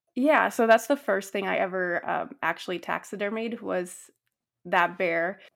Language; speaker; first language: English; native; English